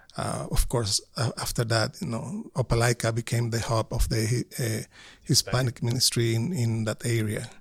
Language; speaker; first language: English; non-native, fluent; Spanish